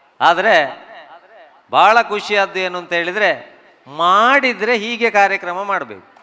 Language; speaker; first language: Kannada; non-native, local second language; Tulu